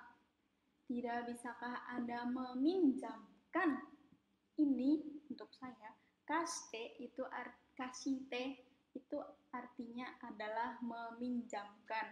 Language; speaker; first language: Indonesian; native; Indonesian